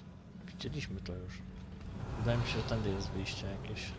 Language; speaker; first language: Polish; native; Polish